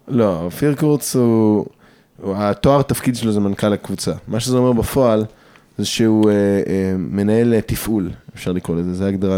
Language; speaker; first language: Hebrew; early bilingual, other home language; English